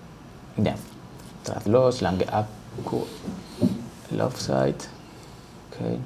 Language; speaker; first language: German; non-native, learner; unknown